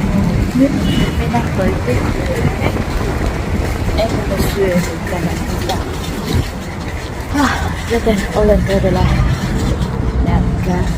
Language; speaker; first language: Finnish; non-native, learner; Vietnamese